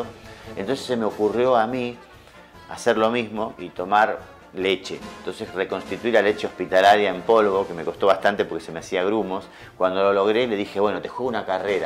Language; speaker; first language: Spanish; native; Spanish